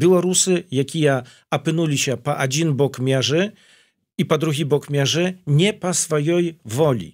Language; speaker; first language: Polish; non-native, learner; Belarusian